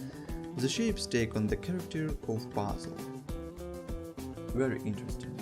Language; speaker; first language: English; non-native, fluent; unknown